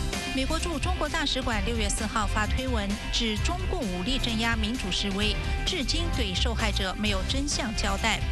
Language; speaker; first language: Chinese; native; Chinese